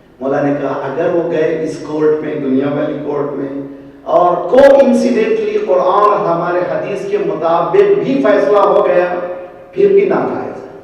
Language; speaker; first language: Urdu; native; Urdu